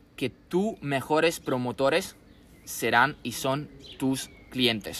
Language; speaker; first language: Spanish; non-native, fluent; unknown